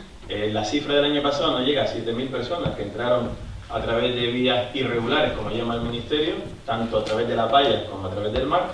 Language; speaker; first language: Spanish; native; Spanish